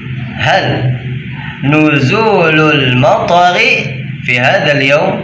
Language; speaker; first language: Arabic; non-native, fluent; Indonesian